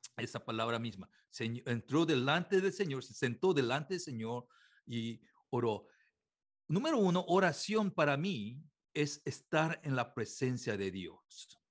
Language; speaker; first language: Spanish; non-native, fluent; Korean